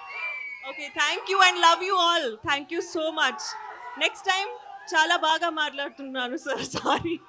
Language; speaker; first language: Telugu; non-native, learner; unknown